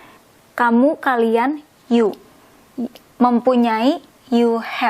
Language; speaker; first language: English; non-native, fluent; Indonesian